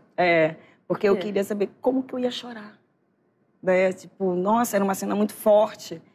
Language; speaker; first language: Portuguese; native; Portuguese